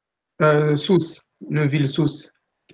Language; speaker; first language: French; non-native, local second language; Arabic